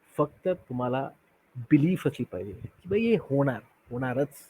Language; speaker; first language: Marathi; non-native, local second language; Tamil